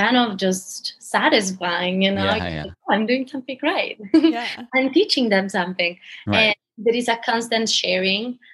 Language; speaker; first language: English; non-native, fluent; Italian